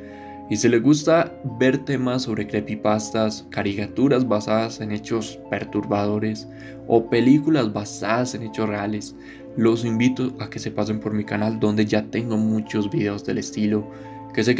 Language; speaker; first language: Spanish; native; Spanish